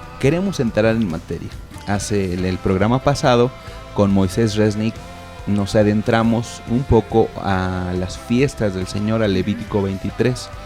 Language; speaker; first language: Spanish; native; Spanish